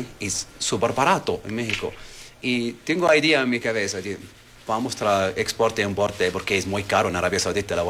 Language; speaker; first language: Spanish; non-native, learner; Arabic